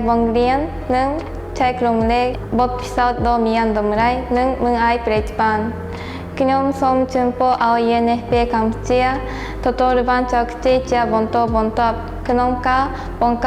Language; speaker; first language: Khmer; non-native, fluent; Japanese